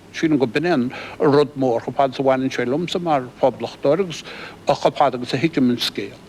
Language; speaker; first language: Irish; native; Irish